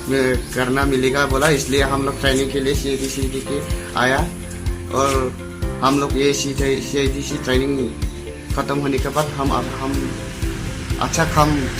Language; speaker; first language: Hindi; non-native, local second language; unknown